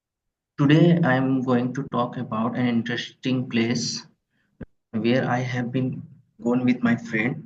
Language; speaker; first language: English; non-native, learner; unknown